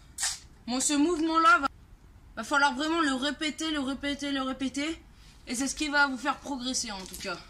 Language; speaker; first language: French; native; French